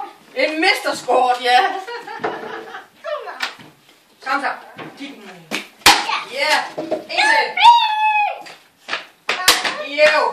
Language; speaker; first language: Danish; native; Danish